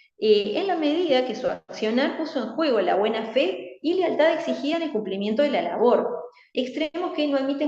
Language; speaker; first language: Spanish; native; Spanish